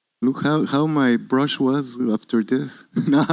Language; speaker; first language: English; non-native, learner; Spanish